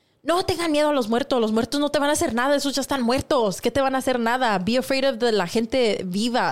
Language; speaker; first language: Spanish; early bilingual, heritage; Spanish